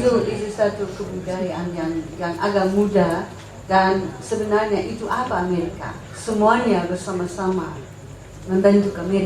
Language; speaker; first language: Indonesian; non-native, fluent; Dutch